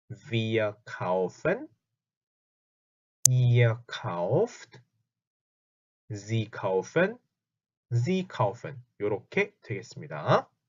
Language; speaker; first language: German; non-native, fluent; Korean